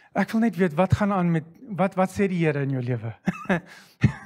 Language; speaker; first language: Afrikaans; non-native, fluent; English